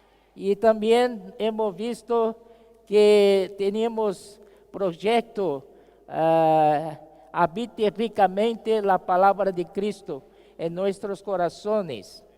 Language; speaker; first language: Spanish; non-native, fluent; Portuguese